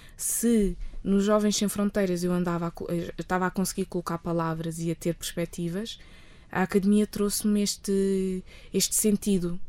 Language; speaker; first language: Portuguese; early bilingual, other home language; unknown